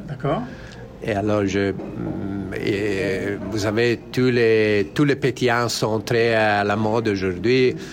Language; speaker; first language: French; non-native, learner; Italian